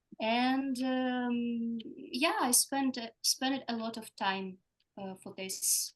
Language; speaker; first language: English; non-native, learner; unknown